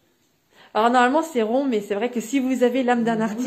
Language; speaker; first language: French; native; French